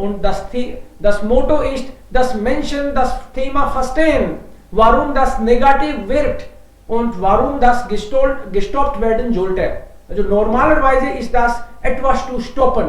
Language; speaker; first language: German; non-native, fluent; Hindi